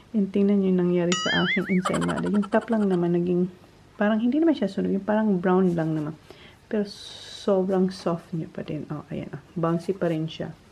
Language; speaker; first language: Filipino; non-native, local second language; Bikol